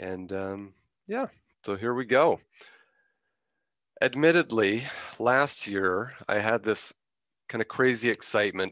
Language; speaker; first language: English; native; English